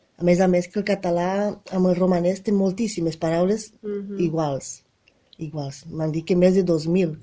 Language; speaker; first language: Catalan; non-native, fluent; Romanian